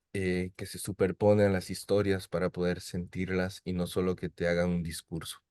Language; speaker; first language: Spanish; native; Spanish